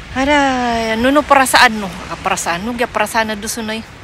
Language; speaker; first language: Malay; non-native, local second language; Central Dusun